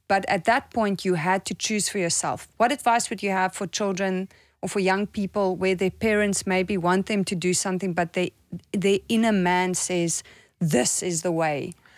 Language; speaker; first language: English; non-native, local second language; Afrikaans